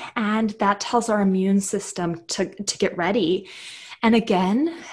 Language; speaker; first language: English; native; English